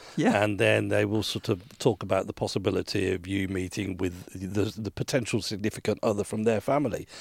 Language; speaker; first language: English; native; English